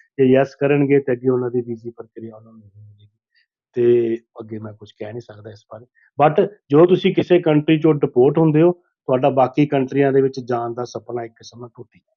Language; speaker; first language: Punjabi; native; Punjabi